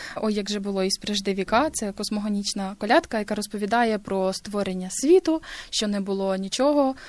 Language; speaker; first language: Ukrainian; native; Ukrainian